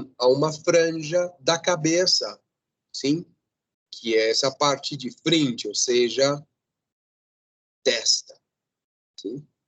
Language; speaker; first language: Portuguese; non-native, fluent; Spanish